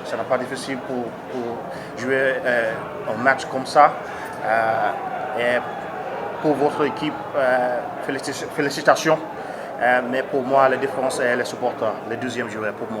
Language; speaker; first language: French; non-native, learner; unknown